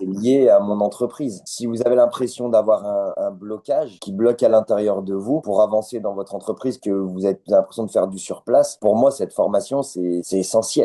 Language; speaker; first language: French; native; French